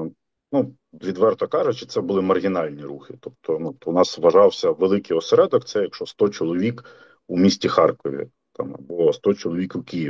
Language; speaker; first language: Ukrainian; native; Ukrainian